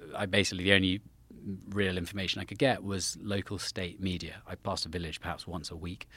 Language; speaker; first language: English; native; English